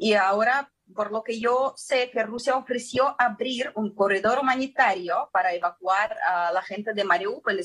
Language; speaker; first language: Spanish; early bilingual, heritage; Russian